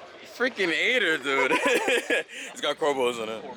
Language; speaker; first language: English; native; English